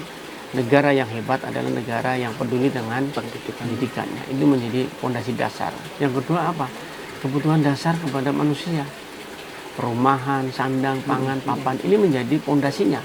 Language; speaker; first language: Indonesian; native; Indonesian